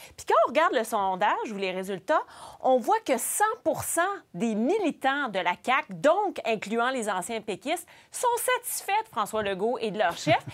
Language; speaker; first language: French; native; French